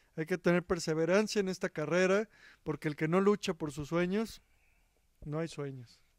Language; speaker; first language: Spanish; native; Spanish